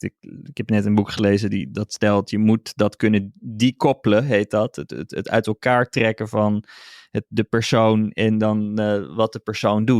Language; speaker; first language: Dutch; native; Dutch